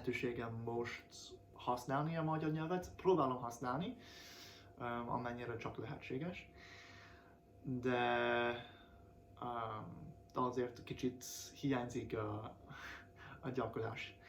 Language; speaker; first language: Hungarian; non-native, fluent; English